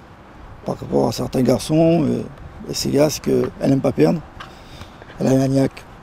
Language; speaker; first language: French; native; French